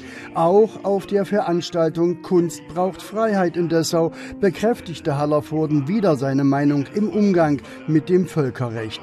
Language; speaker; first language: German; native; German